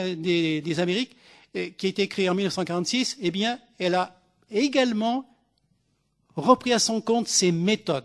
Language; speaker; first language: French; native; French